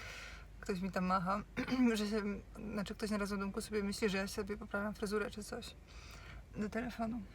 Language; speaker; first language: Polish; native; Polish